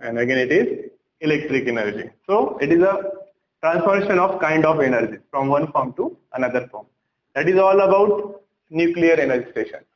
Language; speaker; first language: English; non-native, local second language; Marathi